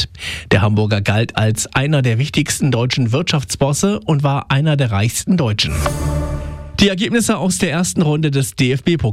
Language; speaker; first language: German; native; German